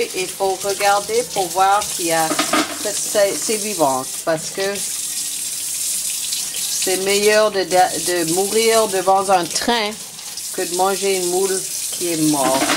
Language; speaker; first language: French; non-native, learner; English